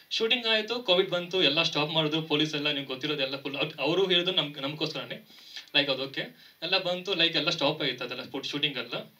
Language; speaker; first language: Kannada; non-native, local second language; Telugu